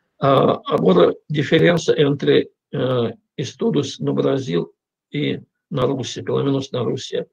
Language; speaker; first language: Portuguese; non-native, fluent; Russian